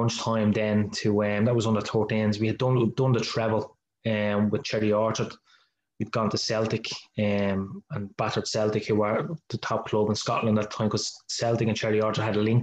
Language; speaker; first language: English; native; English